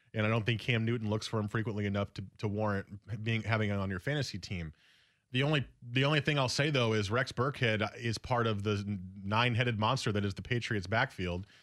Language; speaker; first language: English; native; English